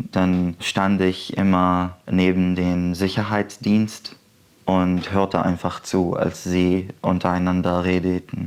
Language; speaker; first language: German; non-native, fluent; Arabic